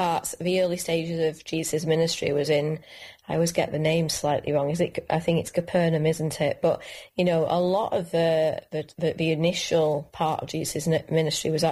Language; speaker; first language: English; native; English